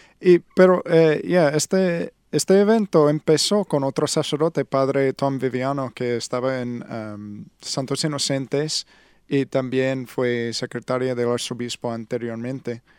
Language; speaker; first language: Spanish; non-native, learner; English